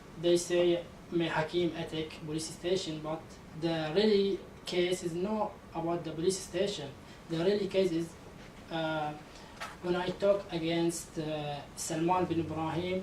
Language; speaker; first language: English; non-native, learner; Arabic